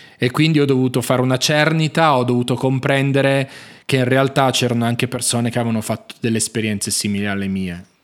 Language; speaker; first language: Italian; native; Italian